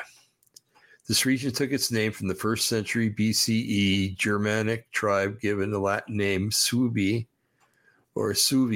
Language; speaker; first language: English; native; English